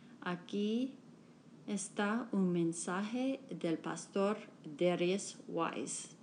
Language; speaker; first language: Spanish; non-native, learner; English